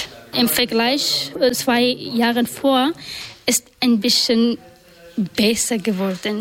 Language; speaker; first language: German; non-native, learner; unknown